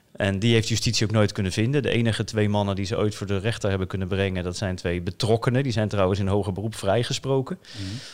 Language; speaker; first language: Dutch; native; Dutch